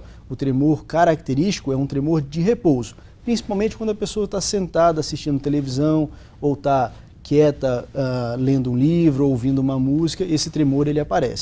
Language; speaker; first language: Portuguese; native; Portuguese